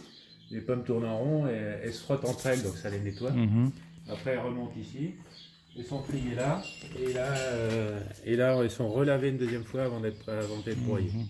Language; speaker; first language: French; native; French